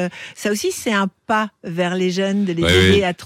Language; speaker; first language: French; native; French